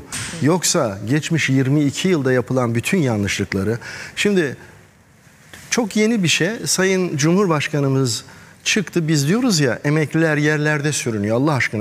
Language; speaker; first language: Turkish; native; Turkish